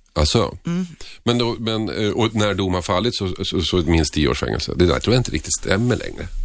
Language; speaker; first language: Swedish; early bilingual, other home language; Finnish